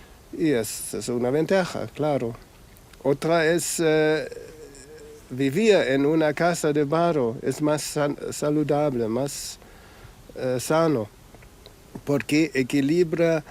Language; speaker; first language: Spanish; non-native, fluent; German